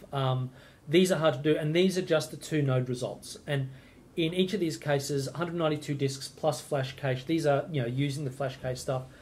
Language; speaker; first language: English; native; English